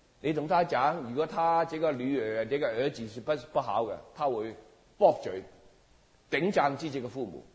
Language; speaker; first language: Chinese; non-native, local second language; Cantonese